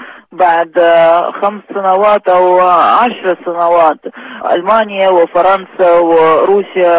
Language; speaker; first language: Arabic; non-native, fluent; Russian